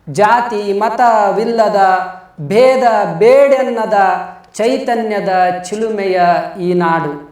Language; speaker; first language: Kannada; native; Kannada